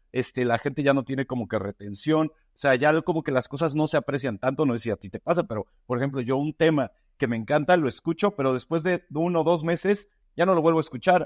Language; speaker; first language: Spanish; native; Spanish